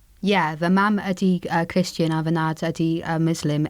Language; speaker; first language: Welsh; non-native, local second language; English